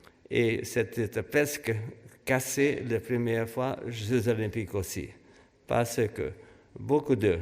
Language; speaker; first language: French; non-native, fluent; Hungarian